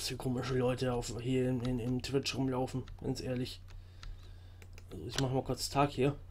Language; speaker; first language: German; native; German